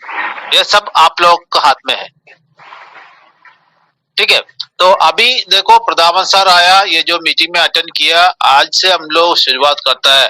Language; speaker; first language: Hindi; non-native, local second language; Malayalam